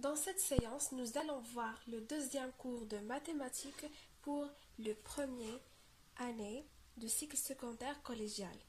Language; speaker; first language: French; non-native, local second language; Arabic